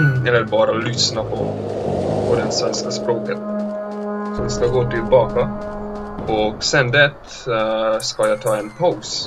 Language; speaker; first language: Swedish; non-native, learner; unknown